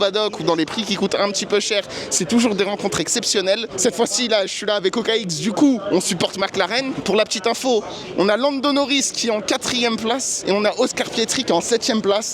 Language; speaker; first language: French; native; French